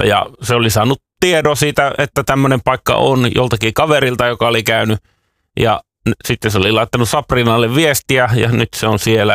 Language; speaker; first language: Finnish; native; Finnish